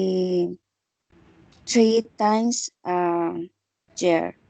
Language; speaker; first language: English; non-native, learner; Spanish